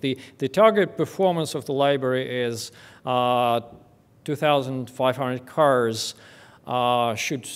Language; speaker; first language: English; non-native, fluent; Russian